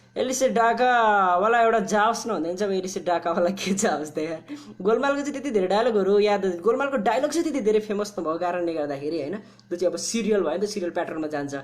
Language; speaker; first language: Nepali; native; Nepali